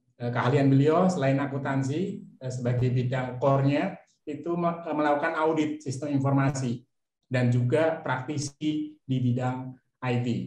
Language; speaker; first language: Indonesian; native; Indonesian